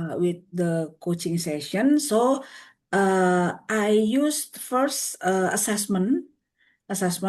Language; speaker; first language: English; non-native, learner; Indonesian